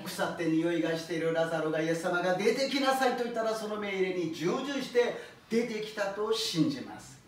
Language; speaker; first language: Japanese; non-native, fluent; Korean